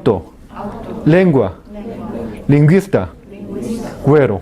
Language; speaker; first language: Spanish; non-native, fluent; Korean